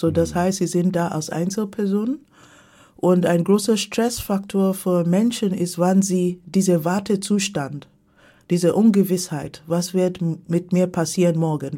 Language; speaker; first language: German; non-native, fluent; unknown